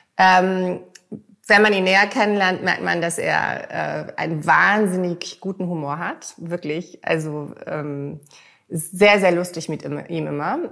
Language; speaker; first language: German; early bilingual, heritage; German